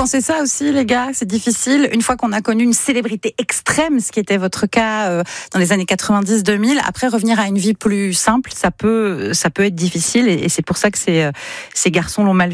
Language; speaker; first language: French; native; French